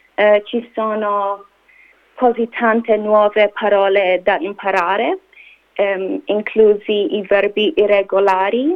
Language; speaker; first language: Italian; non-native, learner; English